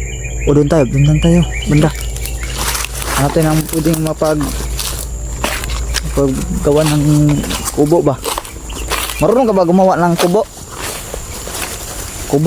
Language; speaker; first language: Filipino; non-native, local second language; Cebuano